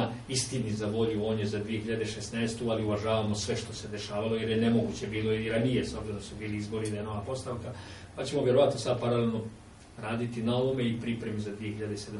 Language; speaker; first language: Serbian; native; Serbian